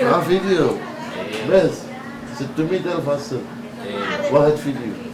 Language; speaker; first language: Arabic; non-native, learner; Turkish